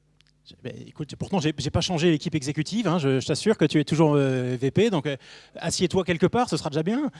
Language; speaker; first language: French; native; French